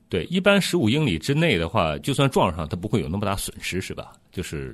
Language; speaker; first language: Chinese; native; Chinese